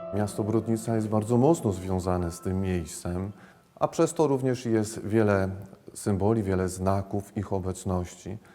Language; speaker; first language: Polish; native; Polish